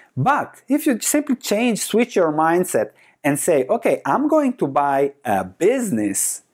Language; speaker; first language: English; non-native, fluent; Croatian